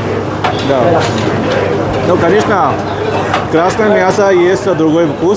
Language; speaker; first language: Russian; non-native, learner; Hindi